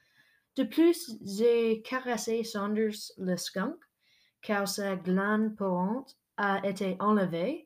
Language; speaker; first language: French; non-native, local second language; English